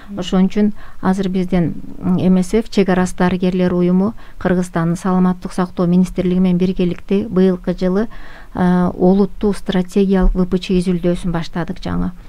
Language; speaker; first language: Kyrgyz; native; Kyrgyz